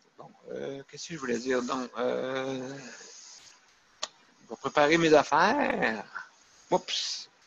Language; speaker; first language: French; native; French